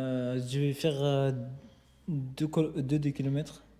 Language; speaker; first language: French; non-native, learner; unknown